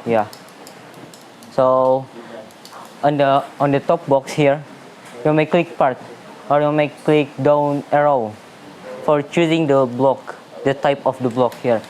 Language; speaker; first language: English; non-native, learner; Indonesian